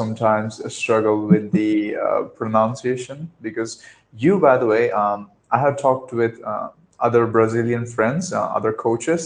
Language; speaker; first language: English; non-native, local second language; Marathi